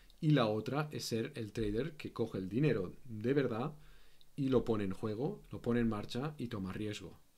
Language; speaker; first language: Spanish; native; Spanish